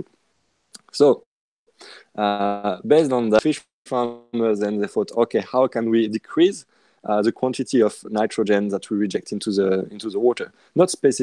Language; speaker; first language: English; non-native, fluent; French